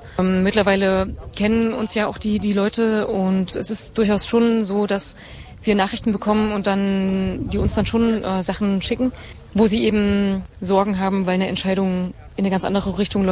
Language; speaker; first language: German; native; German